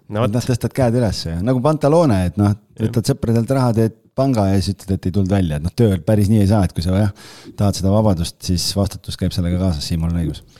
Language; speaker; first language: Estonian; native; Estonian